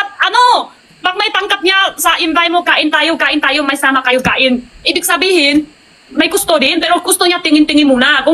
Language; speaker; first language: Filipino; non-native, learner; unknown